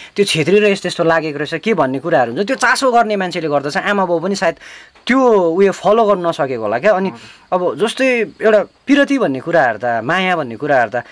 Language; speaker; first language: Nepali; native; Nepali